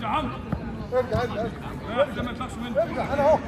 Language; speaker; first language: Arabic; native; Arabic